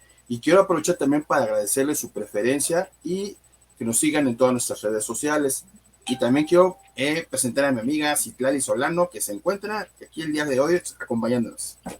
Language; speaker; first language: Spanish; native; Spanish